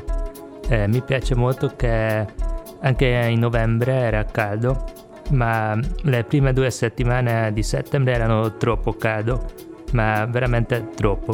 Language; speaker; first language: Italian; non-native, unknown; Hungarian